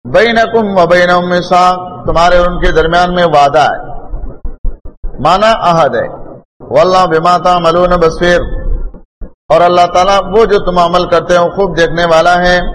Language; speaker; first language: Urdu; non-native, local second language; Pashto